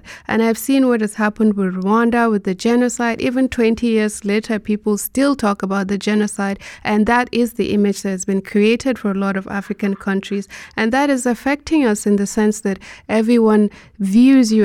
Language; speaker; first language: English; non-native, local second language; Hausa